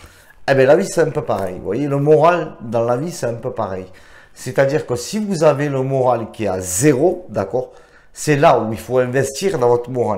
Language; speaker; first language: French; native; French